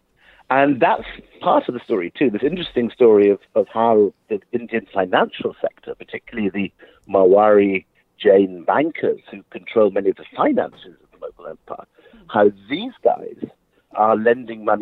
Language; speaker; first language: English; native; English